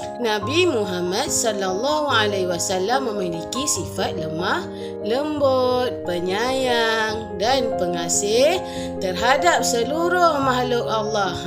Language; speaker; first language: Malay; native; Malay